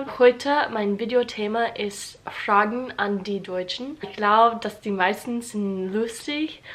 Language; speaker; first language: German; non-native, learner; English